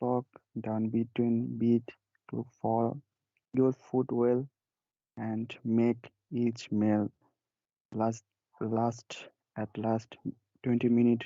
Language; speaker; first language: English; non-native, learner; Bangla